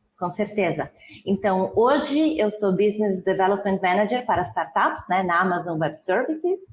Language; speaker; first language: Portuguese; non-native, fluent; Italian